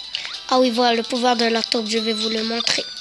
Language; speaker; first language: French; native; French